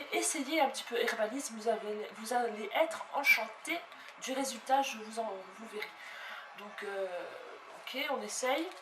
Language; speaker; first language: French; native; French